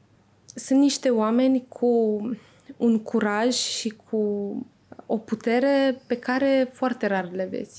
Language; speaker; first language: Romanian; native; Romanian